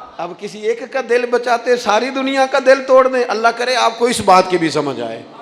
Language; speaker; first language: Urdu; non-native, local second language; Punjabi